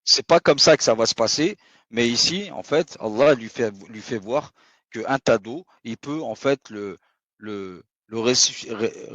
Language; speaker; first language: French; native; French